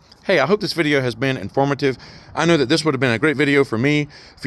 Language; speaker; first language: English; native; English